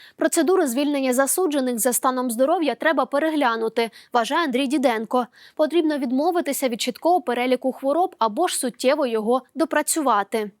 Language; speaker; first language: Ukrainian; native; Ukrainian